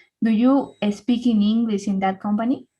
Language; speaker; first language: English; non-native, learner; Spanish